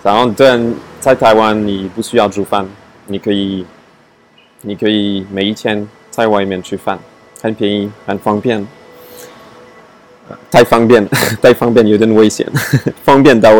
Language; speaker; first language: Chinese; non-native, fluent; French